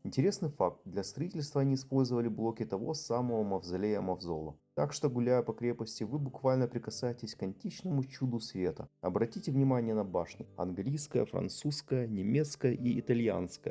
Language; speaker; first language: Russian; native; Russian